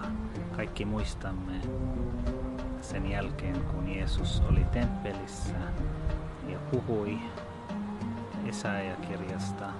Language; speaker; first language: Finnish; non-native, fluent; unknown